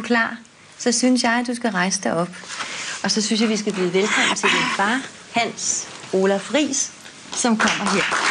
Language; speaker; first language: Danish; native; Danish